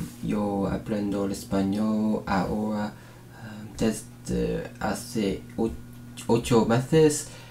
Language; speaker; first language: Spanish; non-native, learner; English